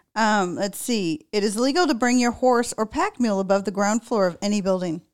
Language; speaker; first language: English; native; English